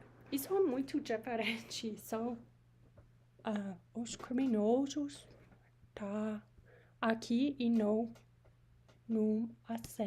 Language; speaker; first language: Portuguese; non-native, learner; English